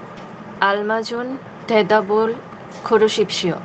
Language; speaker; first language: Korean; non-native, learner; Bangla